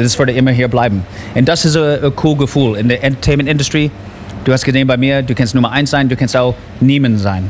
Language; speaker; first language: German; non-native, learner; English